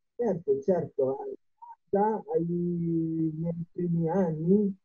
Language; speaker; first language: Italian; non-native, fluent; Akan